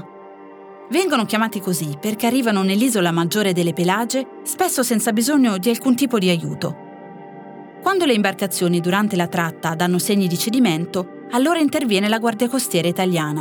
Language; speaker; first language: Italian; native; Italian